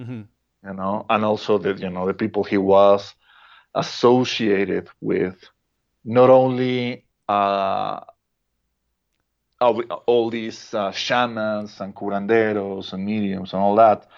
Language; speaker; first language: English; non-native, fluent; Spanish